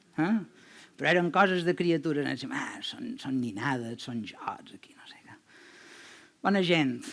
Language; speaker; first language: Catalan; native; Catalan